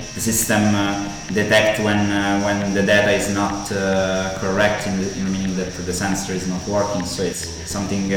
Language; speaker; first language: English; non-native, fluent; Italian